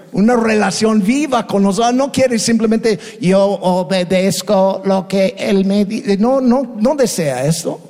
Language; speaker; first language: Spanish; non-native, fluent; English